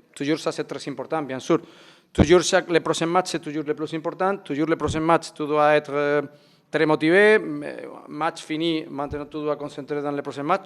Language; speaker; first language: French; non-native, fluent; Spanish